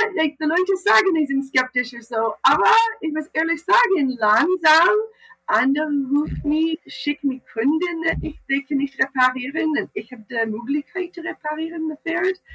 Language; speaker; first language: German; non-native, learner; English